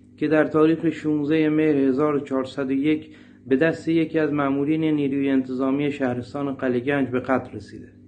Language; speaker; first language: Persian; non-native, local second language; Baluchi